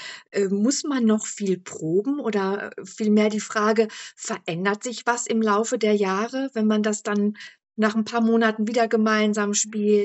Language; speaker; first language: German; native; German